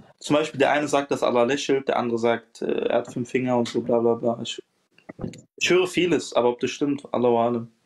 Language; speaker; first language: German; early bilingual, other home language; Turkish